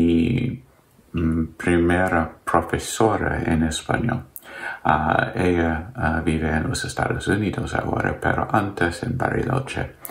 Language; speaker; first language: Spanish; non-native, learner; English